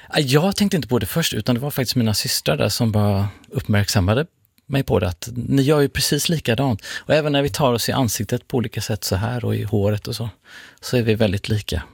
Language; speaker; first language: Swedish; native; Swedish